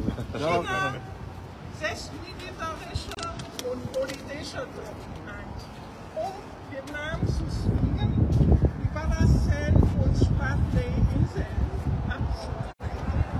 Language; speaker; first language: German; non-native, fluent; Vietnamese